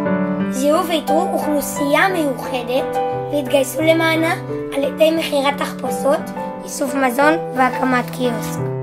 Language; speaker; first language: Hebrew; native; Hebrew